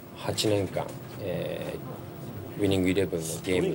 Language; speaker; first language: Japanese; native; Japanese